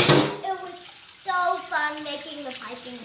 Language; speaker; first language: English; native; English